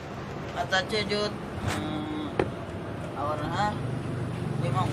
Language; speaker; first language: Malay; non-native, learner; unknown